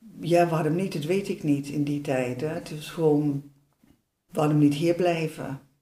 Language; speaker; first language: Dutch; non-native, fluent; English